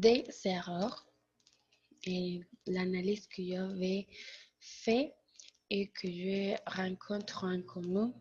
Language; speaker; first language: French; non-native, learner; Spanish